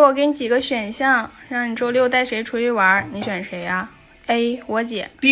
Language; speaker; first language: Chinese; native; Chinese